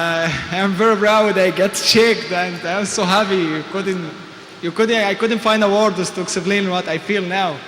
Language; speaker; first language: English; non-native, fluent; Arabic